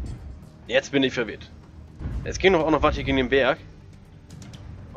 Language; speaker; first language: German; native; German